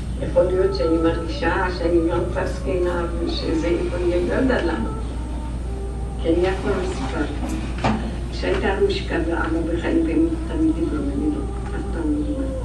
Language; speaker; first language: Hebrew; non-native, fluent; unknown